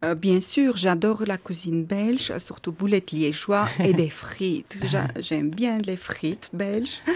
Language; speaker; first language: French; non-native, learner; Armenian